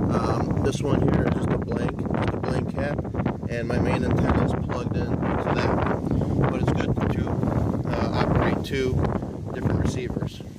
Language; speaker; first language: English; native; English